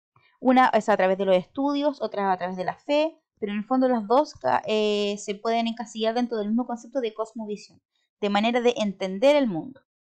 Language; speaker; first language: Spanish; native; Spanish